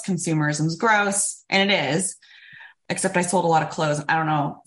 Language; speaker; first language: English; native; English